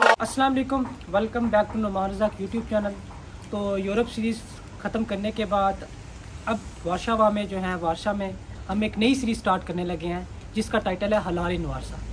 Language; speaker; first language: Urdu; non-native, local second language; Punjabi